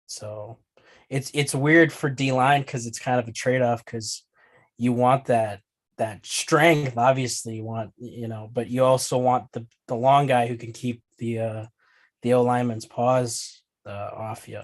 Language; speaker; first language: English; native; English